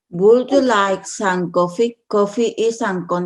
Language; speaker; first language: English; non-native, learner; Spanish